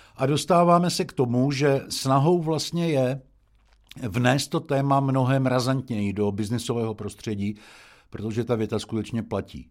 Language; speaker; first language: Czech; native; Czech